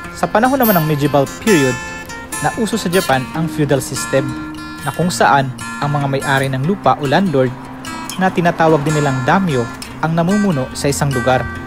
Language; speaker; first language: Filipino; non-native, local second language; Bikol